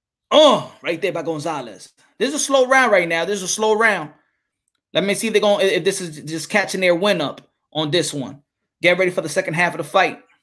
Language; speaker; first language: English; early bilingual, other home language; Spanish